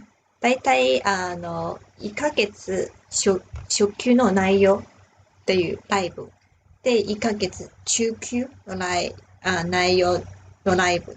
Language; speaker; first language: Japanese; non-native, fluent; Chinese